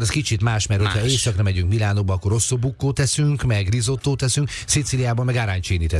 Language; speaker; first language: Hungarian; native; Hungarian